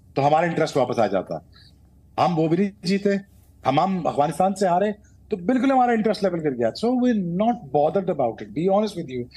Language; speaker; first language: Urdu; non-native, local second language; Punjabi